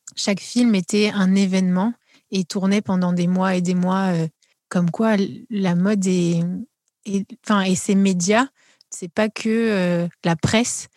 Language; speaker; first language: French; native; French